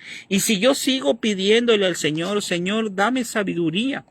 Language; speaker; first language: Spanish; native; Spanish